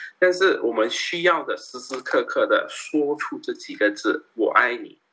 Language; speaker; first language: Chinese; native; Chinese